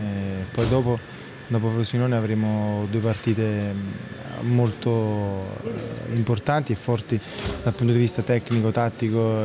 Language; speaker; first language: Italian; native; Italian